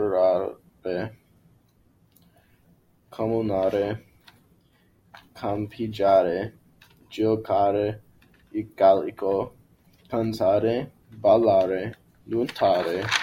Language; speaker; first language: Italian; non-native, learner; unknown